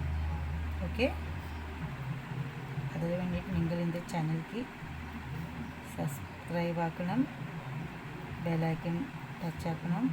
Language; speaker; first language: Malayalam; non-native, fluent; Hindi